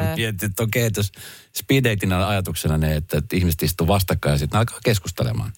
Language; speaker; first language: Finnish; native; Finnish